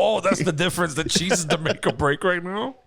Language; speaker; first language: English; native; English